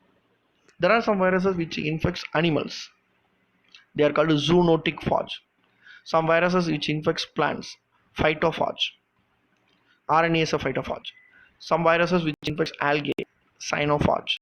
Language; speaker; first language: English; non-native, local second language; Tamil